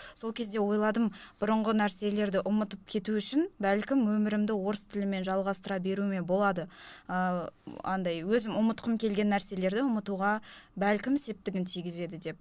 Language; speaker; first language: Kazakh; non-native, local second language; Russian